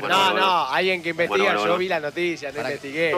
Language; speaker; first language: Spanish; native; Spanish